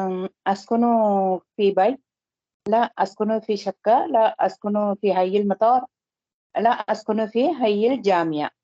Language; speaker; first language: Arabic; non-native, learner; Tamil